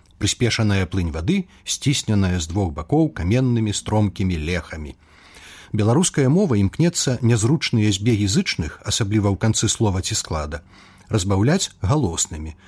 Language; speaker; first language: Belarusian; native; Belarusian